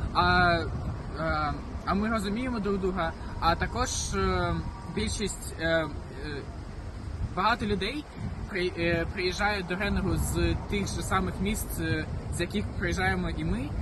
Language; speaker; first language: Ukrainian; non-native, local second language; Russian